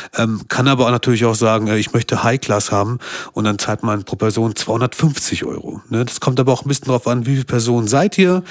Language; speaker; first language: German; early bilingual, other home language; Albanian